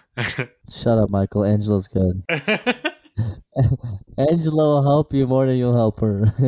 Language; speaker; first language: English; early bilingual, other home language; Assyrian Neo-Aramaic